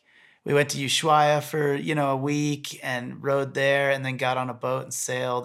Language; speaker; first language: English; native; English